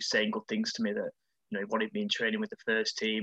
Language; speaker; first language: English; native; English